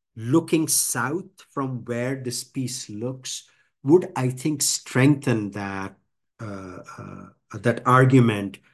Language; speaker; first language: English; non-native, local second language; Bangla